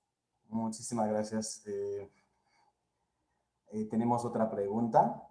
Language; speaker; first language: Spanish; non-native, fluent; Haitian Creole